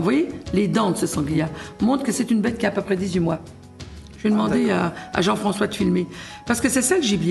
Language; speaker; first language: French; native; French